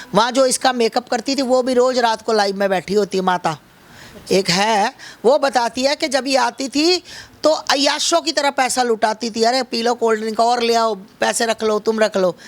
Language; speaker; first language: Hindi; native; Hindi